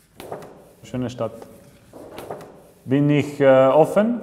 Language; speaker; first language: German; non-native, local second language; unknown